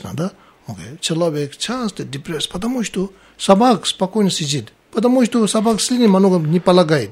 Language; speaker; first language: Russian; non-native, learner; Tibetan